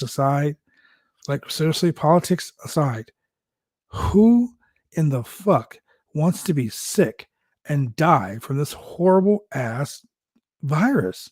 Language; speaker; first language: English; native; English